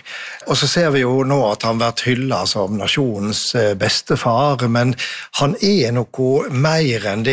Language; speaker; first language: Norwegian; native; Norwegian